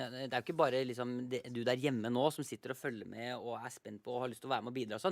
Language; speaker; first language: Norwegian; native; Norwegian